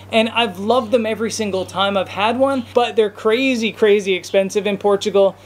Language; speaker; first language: English; native; English